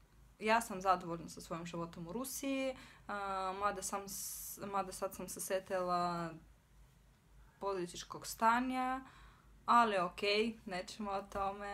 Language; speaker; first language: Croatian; non-native, fluent; Russian